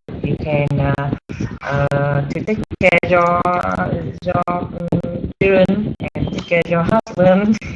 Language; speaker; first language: English; non-native, learner; Vietnamese